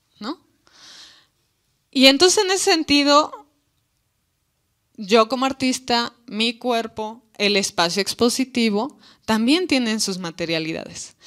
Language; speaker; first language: Spanish; native; Spanish